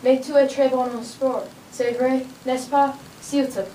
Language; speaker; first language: French; non-native, learner; English